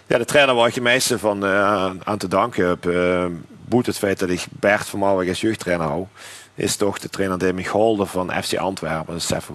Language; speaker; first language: Dutch; native; Dutch